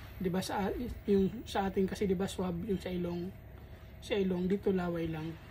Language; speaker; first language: Filipino; native; Filipino